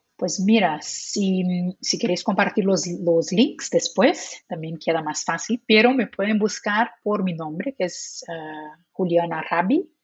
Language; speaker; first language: Spanish; non-native, fluent; Portuguese